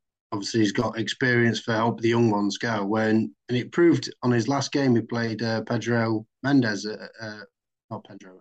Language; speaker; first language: English; native; English